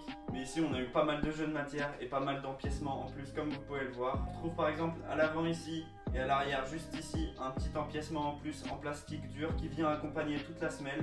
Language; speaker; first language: French; native; French